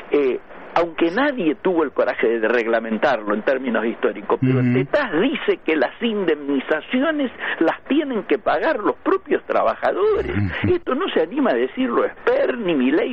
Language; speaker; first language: Spanish; native; Spanish